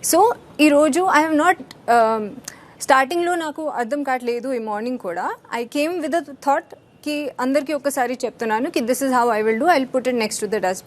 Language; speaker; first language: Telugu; non-native, learner; Hindi